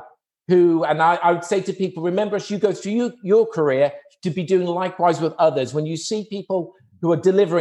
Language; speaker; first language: English; native; English